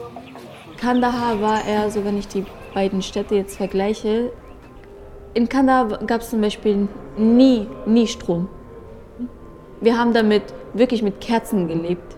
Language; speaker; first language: German; early bilingual, other home language; Persian